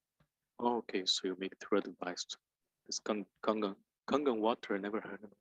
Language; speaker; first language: English; non-native, learner; Spanish